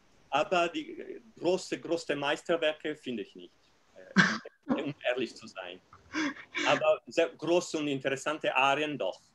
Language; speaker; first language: German; non-native, fluent; Italian